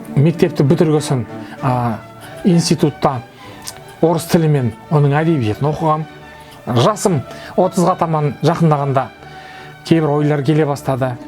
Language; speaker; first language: Kazakh; non-native, local second language; Russian